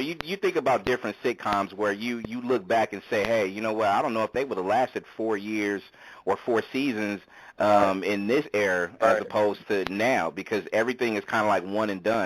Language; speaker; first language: English; native; English